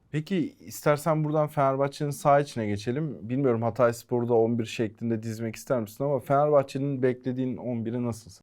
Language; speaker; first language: Turkish; native; Turkish